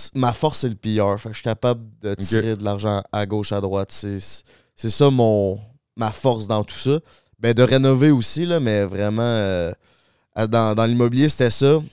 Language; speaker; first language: French; native; French